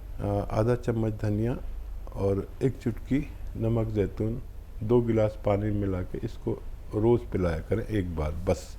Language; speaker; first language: Hindi; native; Hindi